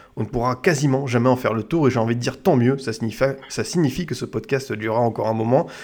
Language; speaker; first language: French; native; French